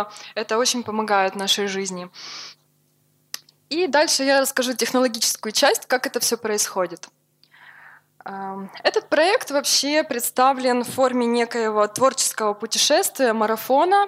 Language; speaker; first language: Russian; native; Russian